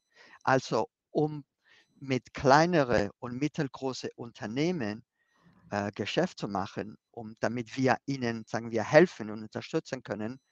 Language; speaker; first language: German; non-native, fluent; Spanish